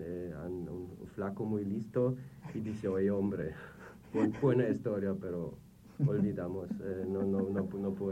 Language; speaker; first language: Spanish; non-native, fluent; German